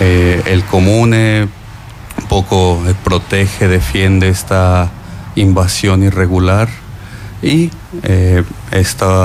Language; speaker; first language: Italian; non-native, learner; Spanish